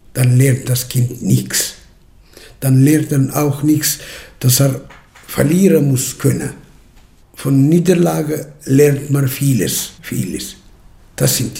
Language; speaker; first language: German; early bilingual, heritage; German